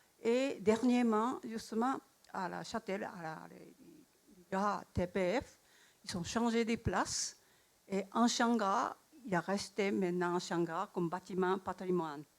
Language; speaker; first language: French; non-native, learner; Japanese